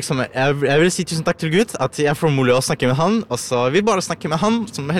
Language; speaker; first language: Norwegian; non-native, learner; Ukrainian